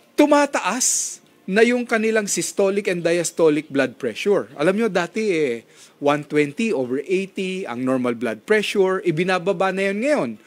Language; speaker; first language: Filipino; non-native, local second language; Bikol